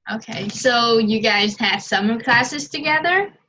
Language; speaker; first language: English; non-native, fluent; Vietnamese